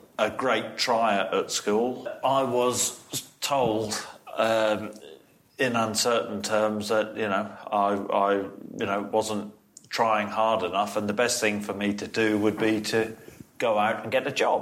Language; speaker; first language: English; native; English